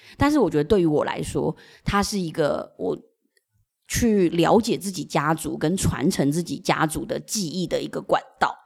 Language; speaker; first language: Chinese; native; Chinese